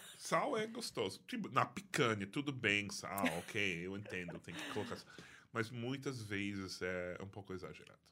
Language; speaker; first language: Portuguese; non-native, fluent; English